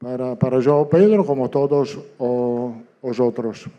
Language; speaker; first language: Portuguese; non-native, learner; Italian